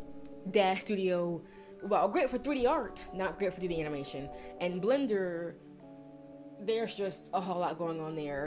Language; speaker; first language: English; native; English